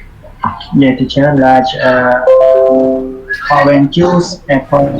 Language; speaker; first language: English; non-native, learner; Khmer